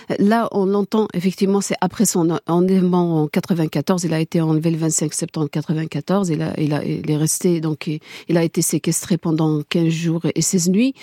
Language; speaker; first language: French; non-native, local second language; Kabyle